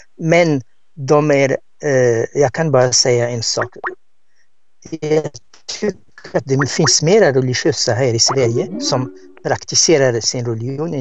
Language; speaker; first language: Swedish; non-native, fluent; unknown